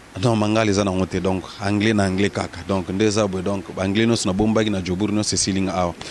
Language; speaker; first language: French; non-native, local second language; Lingala